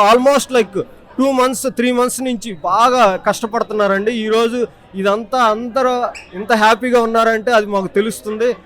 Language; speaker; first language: Telugu; native; Telugu